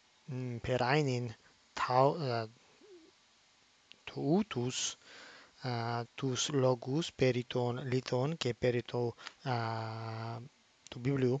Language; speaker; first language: Greek; non-native, fluent; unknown